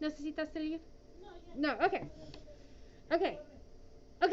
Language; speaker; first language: Spanish; non-native, fluent; English